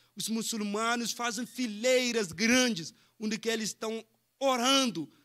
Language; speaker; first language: Portuguese; non-native, fluent; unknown